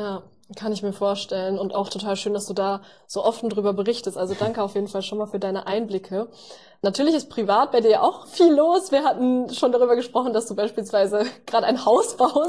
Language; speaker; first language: German; native; German